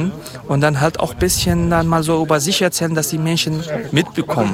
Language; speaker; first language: German; non-native, fluent; Kurdish